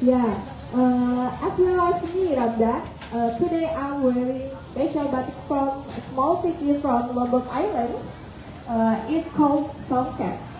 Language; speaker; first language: English; non-native, fluent; Indonesian